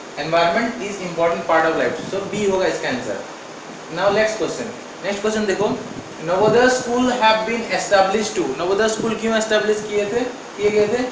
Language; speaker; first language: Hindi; non-native, local second language; Odia